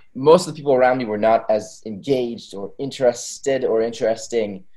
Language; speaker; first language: English; early bilingual, other home language; Hebrew